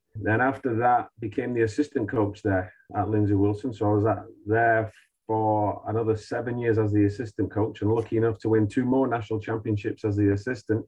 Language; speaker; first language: English; native; English